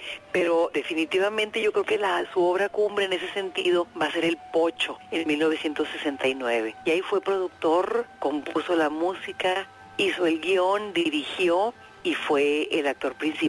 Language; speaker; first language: Spanish; native; Spanish